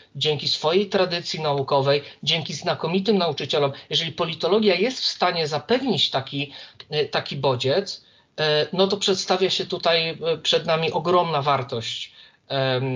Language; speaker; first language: Polish; native; Polish